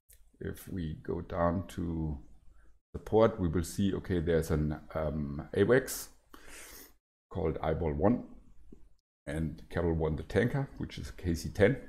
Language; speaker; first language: English; non-native, fluent; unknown